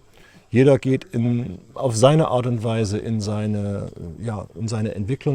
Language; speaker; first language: German; native; German